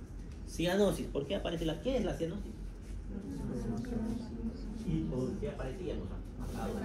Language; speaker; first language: Spanish; native; Spanish